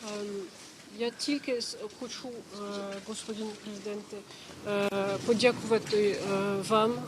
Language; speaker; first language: Ukrainian; non-native, fluent; French